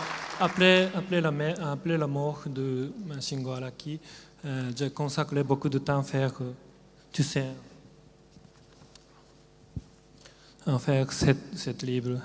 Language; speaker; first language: French; non-native, learner; Japanese